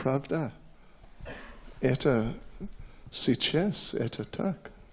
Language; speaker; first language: Russian; non-native, learner; English